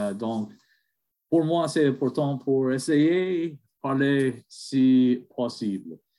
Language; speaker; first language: French; non-native, learner; English